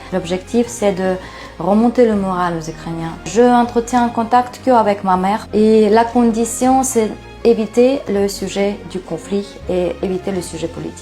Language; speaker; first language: French; non-native, fluent; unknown